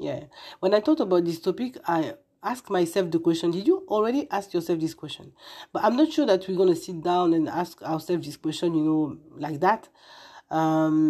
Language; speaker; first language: English; non-native, fluent; French